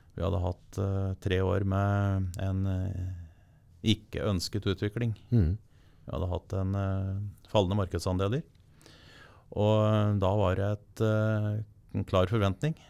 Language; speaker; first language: Norwegian; native; Norwegian